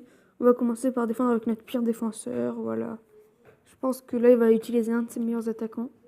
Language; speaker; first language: French; native; French